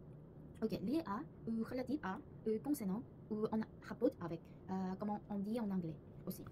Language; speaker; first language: French; non-native, learner; Korean